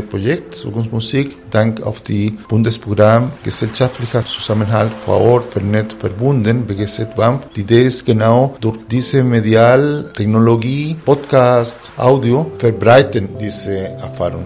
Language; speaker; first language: German; non-native, fluent; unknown